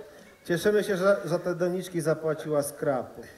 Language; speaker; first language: Polish; native; Polish